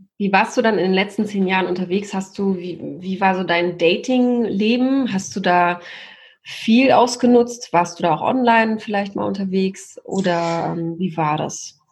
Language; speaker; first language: German; native; German